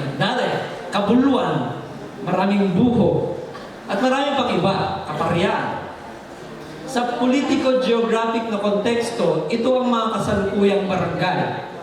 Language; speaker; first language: Filipino; non-native, local second language; Iloko